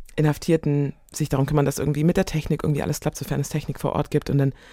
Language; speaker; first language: German; native; German